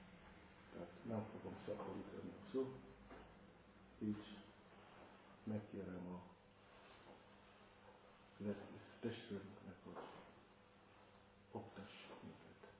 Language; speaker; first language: Hungarian; non-native, fluent; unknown